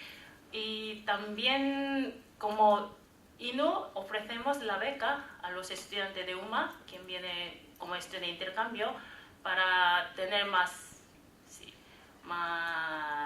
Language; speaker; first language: Spanish; non-native, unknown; Korean